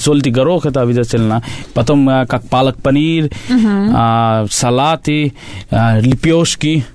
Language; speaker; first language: Russian; non-native, learner; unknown